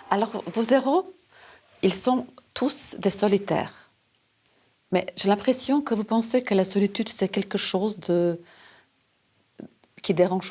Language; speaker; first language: French; non-native, fluent; Serbian